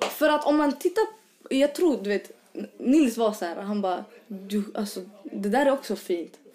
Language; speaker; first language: Swedish; early bilingual, other home language; Arabic